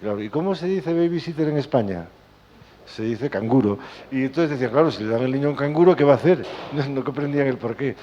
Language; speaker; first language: Spanish; native; Spanish